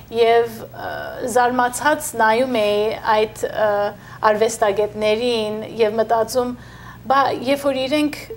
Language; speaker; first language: Armenian; early bilingual, heritage; Armenian